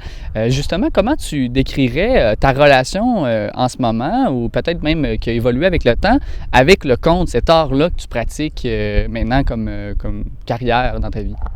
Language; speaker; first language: French; native; French